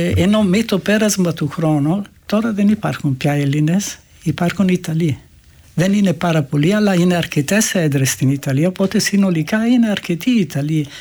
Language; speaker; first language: Greek; non-native, fluent; Italian